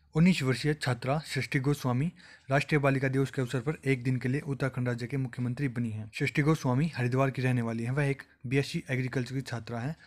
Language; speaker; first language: Hindi; native; Hindi